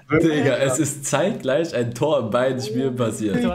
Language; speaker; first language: German; native; German